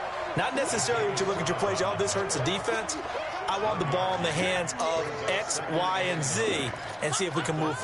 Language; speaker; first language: English; native; English